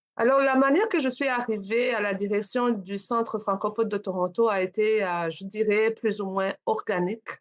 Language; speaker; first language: French; non-native, local second language; Rundi